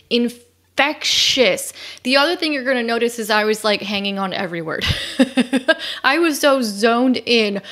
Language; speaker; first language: English; native; English